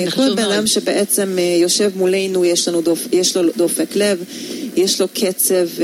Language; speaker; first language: Hebrew; non-native, fluent; Hungarian